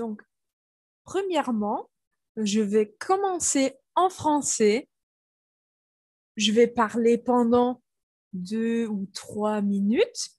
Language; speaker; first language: French; non-native, fluent; German